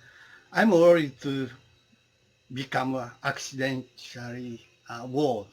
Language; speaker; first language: English; non-native, learner; Japanese